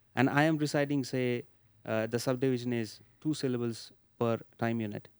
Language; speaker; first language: English; non-native, local second language; Marathi